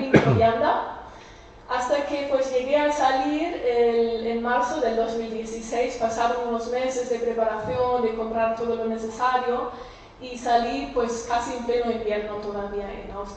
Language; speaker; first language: Spanish; non-native, fluent; German